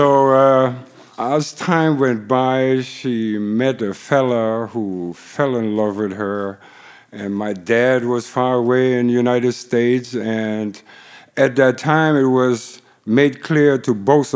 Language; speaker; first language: English; non-native, fluent; German